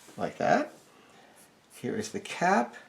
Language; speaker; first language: English; native; English